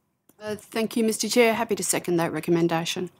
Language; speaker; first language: English; native; English